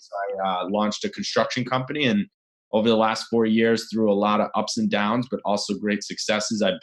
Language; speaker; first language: English; native; English